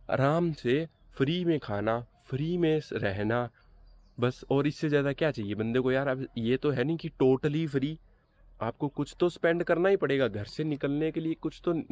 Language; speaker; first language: Hindi; native; Hindi